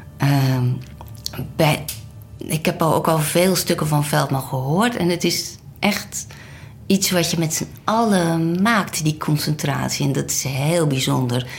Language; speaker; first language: Dutch; native; Dutch